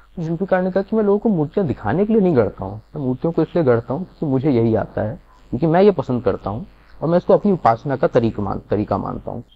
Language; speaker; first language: Hindi; native; Hindi